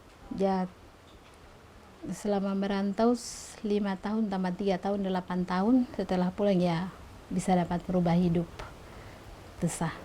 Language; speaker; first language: Indonesian; non-native, local second language; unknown